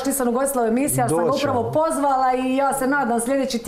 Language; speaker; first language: Croatian; native; Croatian